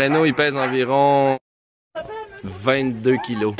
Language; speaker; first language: French; native; French